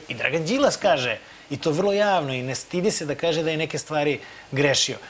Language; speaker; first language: Serbian; native; Serbian